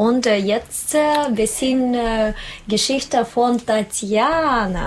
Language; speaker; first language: German; non-native, learner; Russian